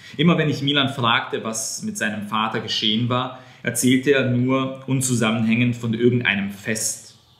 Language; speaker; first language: German; non-native, fluent; Serbian